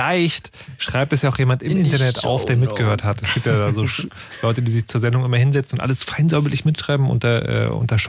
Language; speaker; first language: German; native; German